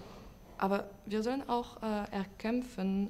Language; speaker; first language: German; non-native, fluent; French